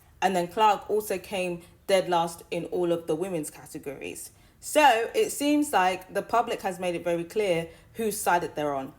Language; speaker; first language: English; native; English